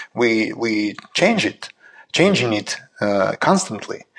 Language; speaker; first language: English; non-native, learner; Russian